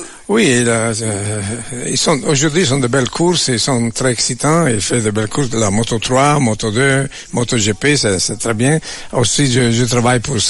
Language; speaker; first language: French; non-native, learner; Italian